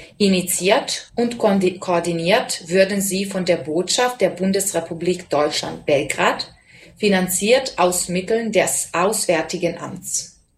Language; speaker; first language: German; non-native, fluent; Serbian